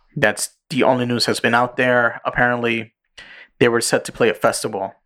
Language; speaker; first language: English; early bilingual, other home language; Spanish